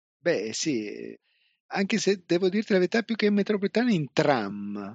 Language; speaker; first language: Italian; native; Italian